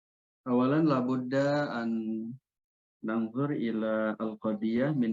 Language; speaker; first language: Arabic; non-native, fluent; Indonesian